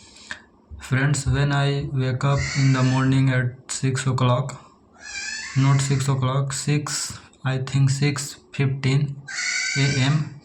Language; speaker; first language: English; non-native, learner; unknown